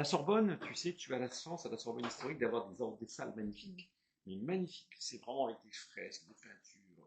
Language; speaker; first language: French; native; French